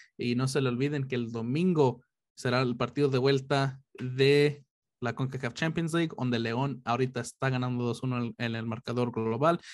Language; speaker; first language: Spanish; early bilingual, heritage; Spanish